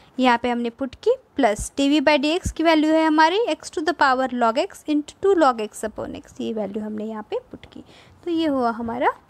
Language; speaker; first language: Hindi; non-native, local second language; Marathi